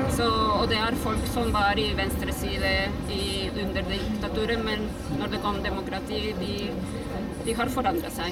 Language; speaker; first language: Norwegian; non-native, fluent; Spanish